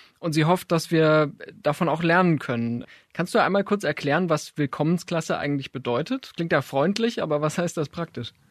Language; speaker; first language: German; native; German